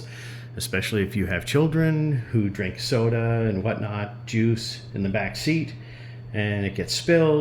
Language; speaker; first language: English; native; English